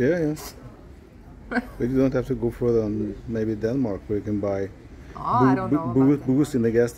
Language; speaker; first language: English; non-native, fluent; Norwegian